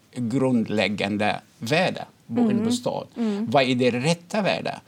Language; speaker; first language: Swedish; non-native, fluent; Arabic